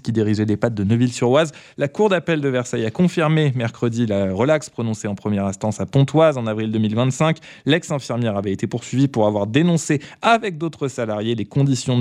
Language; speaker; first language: French; native; French